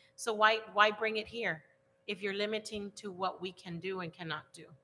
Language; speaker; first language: English; early bilingual, other home language; Spanish